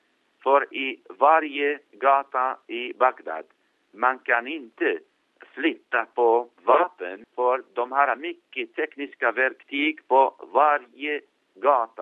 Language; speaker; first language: Swedish; non-native, fluent; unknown